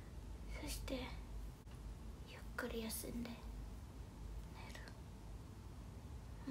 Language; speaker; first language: Japanese; non-native, fluent; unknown